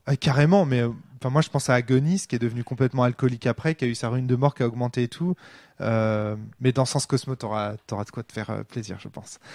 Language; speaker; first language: French; native; French